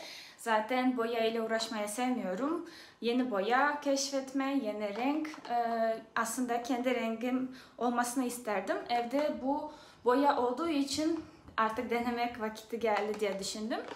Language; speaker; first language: Turkish; non-native, fluent; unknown